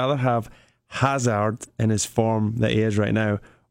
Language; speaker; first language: English; native; English